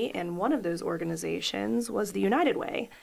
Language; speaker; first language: English; native; English